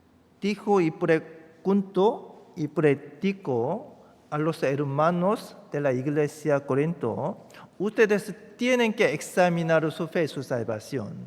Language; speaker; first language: Spanish; non-native, fluent; Korean